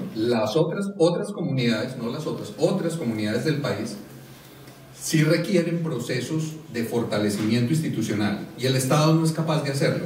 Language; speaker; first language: Spanish; native; Spanish